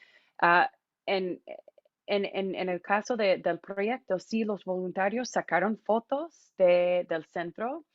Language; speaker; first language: Spanish; non-native, fluent; English